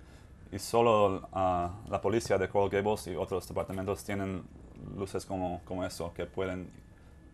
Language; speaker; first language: Spanish; non-native, fluent; English